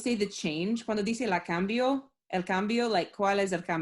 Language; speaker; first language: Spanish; non-native, learner; English